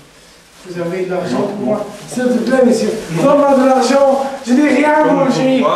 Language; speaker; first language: French; non-native, learner; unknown